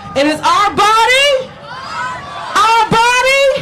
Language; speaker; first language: English; native; English